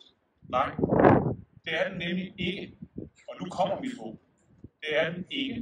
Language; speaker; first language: Danish; native; Danish